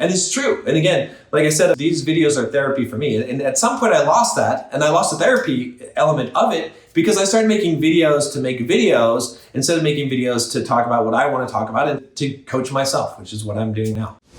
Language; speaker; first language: English; native; English